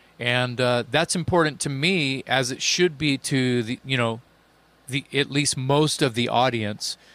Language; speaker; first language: English; native; English